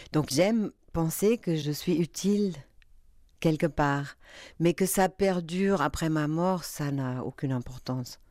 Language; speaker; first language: French; non-native, fluent; German